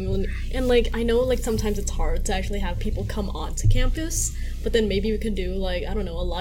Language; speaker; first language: English; native; English